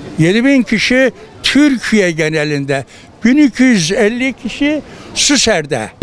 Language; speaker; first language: Turkish; native; Turkish